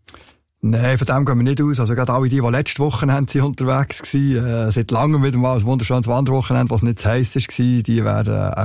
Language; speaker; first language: German; native; German